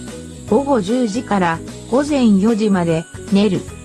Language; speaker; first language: Japanese; non-native, learner; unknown